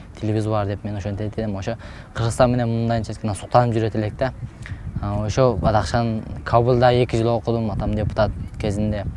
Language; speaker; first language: Kyrgyz; early bilingual, heritage; Kyrgyz